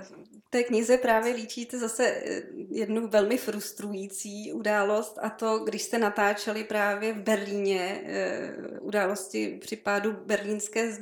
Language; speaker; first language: Czech; native; Czech